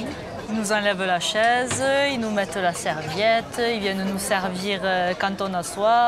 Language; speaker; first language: French; non-native, learner; Spanish